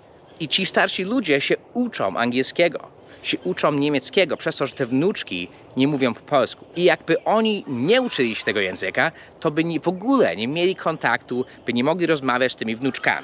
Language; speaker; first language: Polish; early bilingual, heritage; English